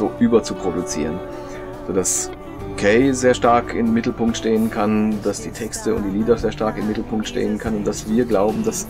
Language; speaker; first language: German; native; German